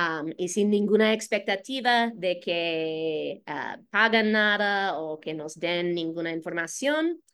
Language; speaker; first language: Spanish; non-native, fluent; English